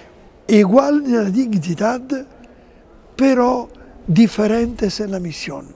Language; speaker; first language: Spanish; non-native, fluent; Italian